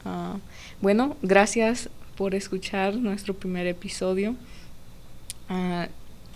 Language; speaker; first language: Spanish; early bilingual, heritage; English